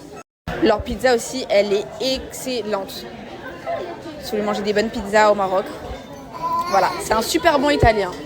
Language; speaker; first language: French; native; French